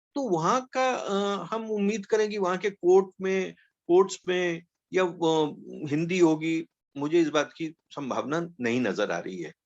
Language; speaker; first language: Hindi; non-native, local second language; Punjabi